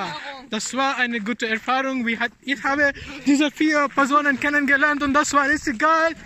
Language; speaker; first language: German; non-native, learner; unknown